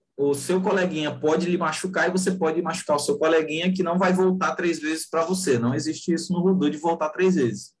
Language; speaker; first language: Portuguese; native; Portuguese